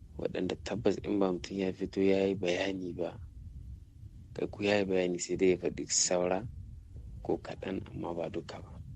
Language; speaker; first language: Hausa; native; Hausa